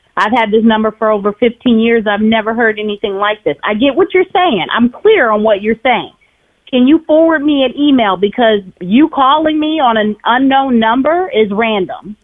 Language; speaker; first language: English; native; English